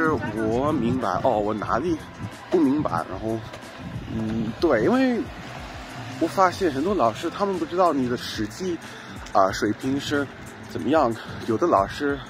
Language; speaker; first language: Chinese; non-native, fluent; English